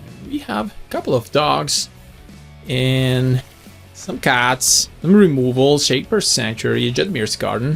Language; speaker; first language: English; non-native, fluent; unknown